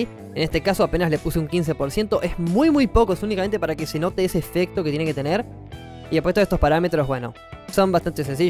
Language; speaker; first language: Spanish; native; Spanish